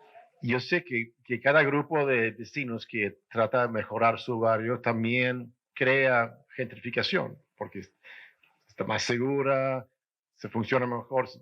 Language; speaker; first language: Spanish; non-native, fluent; Swedish